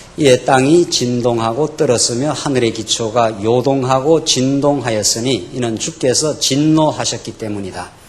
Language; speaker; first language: Korean; native; Korean